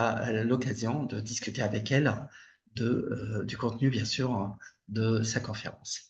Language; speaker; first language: French; non-native, local second language; Arabic